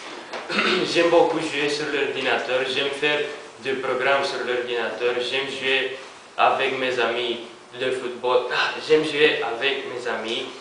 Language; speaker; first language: French; non-native, learner; Romanian